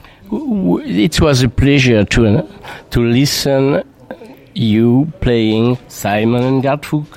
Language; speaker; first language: English; non-native, learner; French